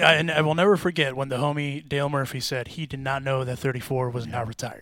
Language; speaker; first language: English; early bilingual, other home language; Spanish